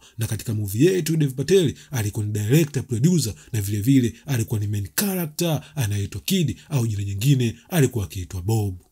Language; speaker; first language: Swahili; native; Swahili